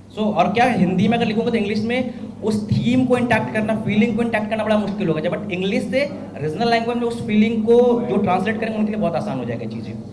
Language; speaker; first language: Hindi; native; Hindi